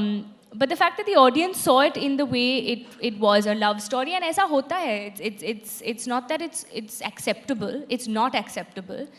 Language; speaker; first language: English; non-native, local second language; Hindi